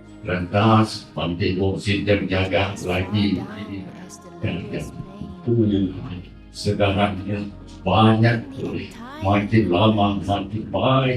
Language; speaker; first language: Indonesian; non-native, learner; Thai